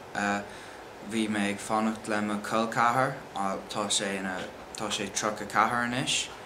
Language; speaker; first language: Irish; non-native, local second language; English